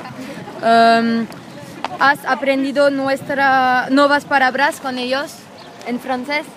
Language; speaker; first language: Spanish; non-native, learner; French